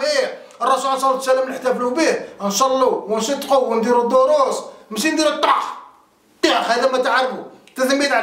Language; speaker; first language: Arabic; native; Arabic